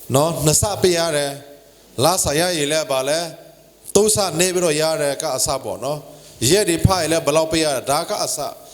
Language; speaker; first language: Burmese; non-native, local second language; Hakha Chin